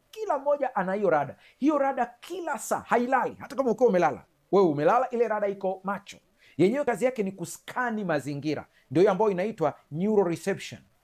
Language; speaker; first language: Swahili; native; Swahili